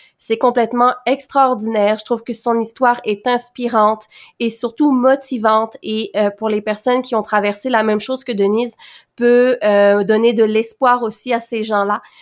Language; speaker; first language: French; native; French